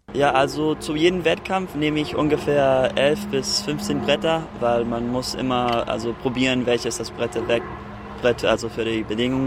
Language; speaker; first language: German; early bilingual, heritage; German